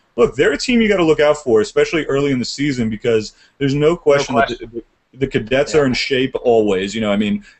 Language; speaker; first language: English; native; English